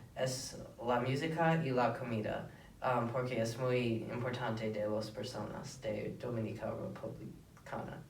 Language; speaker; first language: Spanish; non-native, learner; English